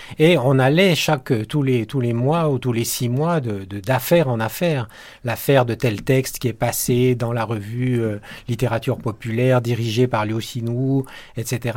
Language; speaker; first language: French; native; French